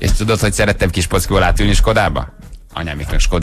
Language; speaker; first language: Hungarian; native; Hungarian